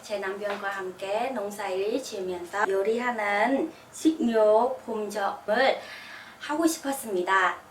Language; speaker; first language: Korean; non-native, learner; Khmer